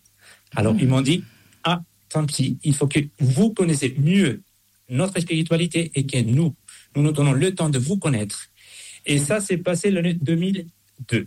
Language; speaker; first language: French; non-native, fluent; Spanish